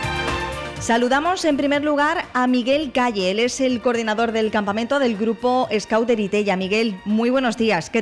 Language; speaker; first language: Spanish; native; Spanish